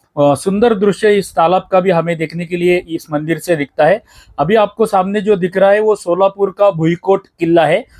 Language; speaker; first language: Hindi; non-native, local second language; Marathi